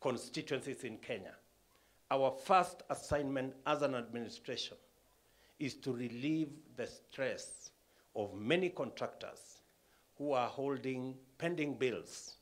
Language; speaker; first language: English; non-native, local second language; Kalenjin